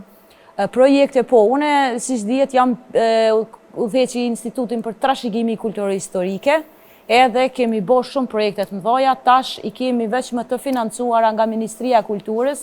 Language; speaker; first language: Albanian; native; Albanian